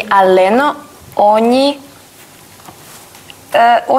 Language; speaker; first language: Italian; non-native, learner; Russian